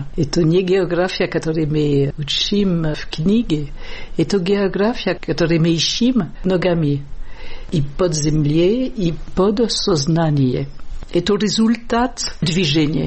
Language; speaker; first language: Russian; non-native, learner; French